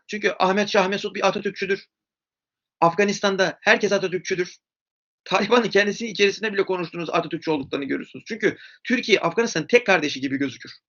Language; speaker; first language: Turkish; native; Turkish